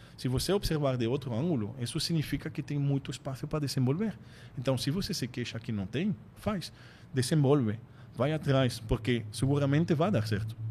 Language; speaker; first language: Portuguese; non-native, fluent; French